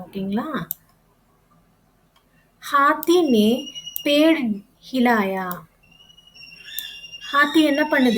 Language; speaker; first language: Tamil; native; Tamil